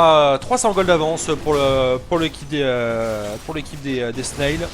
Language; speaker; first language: French; native; French